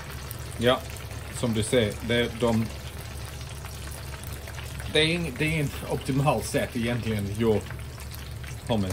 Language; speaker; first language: Swedish; non-native, fluent; English